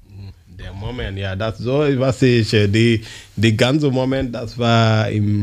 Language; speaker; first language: German; non-native, learner; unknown